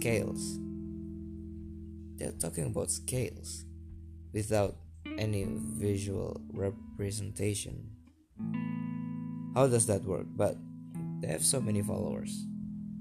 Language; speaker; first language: English; non-native, fluent; Indonesian